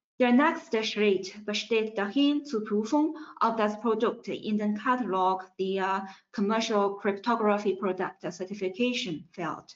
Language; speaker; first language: German; non-native, fluent; Chinese